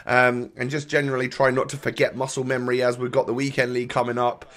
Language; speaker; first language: English; native; English